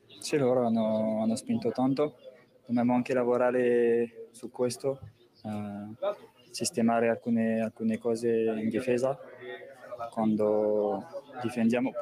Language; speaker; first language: Italian; non-native, fluent; French